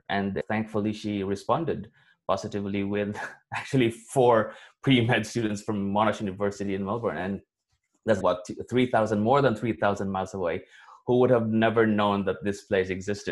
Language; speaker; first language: English; non-native, local second language; Cebuano